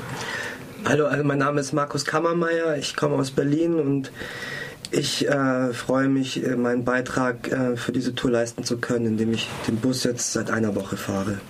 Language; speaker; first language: German; native; German